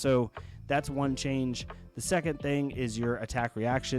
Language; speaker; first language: English; native; English